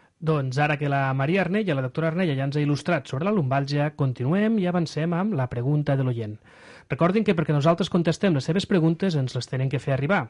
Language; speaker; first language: Catalan; native; Catalan